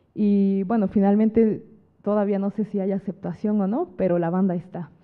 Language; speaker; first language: Spanish; native; Spanish